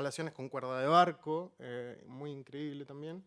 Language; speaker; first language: Spanish; native; Spanish